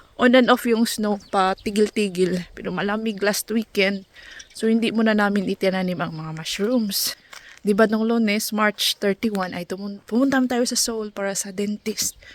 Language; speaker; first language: Filipino; non-native, local second language; Cebuano